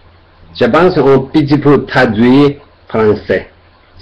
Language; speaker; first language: French; non-native, learner; Tibetan